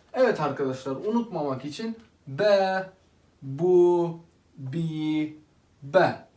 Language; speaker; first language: Turkish; non-native, fluent; Arabic